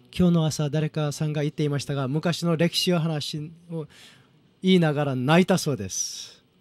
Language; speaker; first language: Japanese; non-native, fluent; Korean